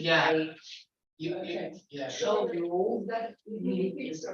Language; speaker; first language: English; non-native, learner; Slovak